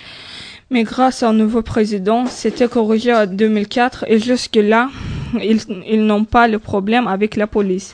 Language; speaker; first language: French; non-native, learner; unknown